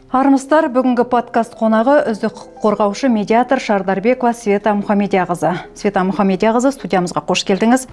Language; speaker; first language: Kazakh; native; Kazakh